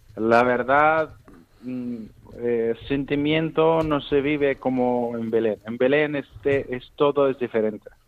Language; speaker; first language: Spanish; non-native, learner; Arabic